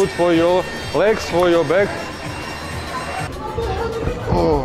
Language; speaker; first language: English; non-native, learner; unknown